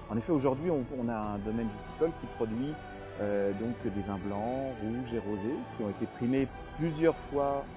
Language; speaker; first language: French; native; French